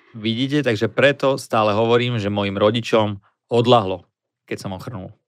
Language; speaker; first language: Slovak; native; Slovak